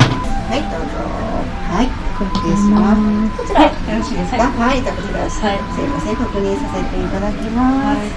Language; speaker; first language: Japanese; native; Japanese